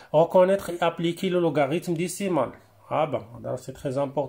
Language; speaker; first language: French; non-native, local second language; Arabic